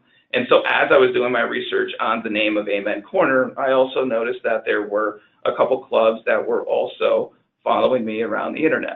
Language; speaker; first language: English; native; English